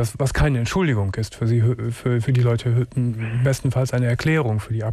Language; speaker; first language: German; native; German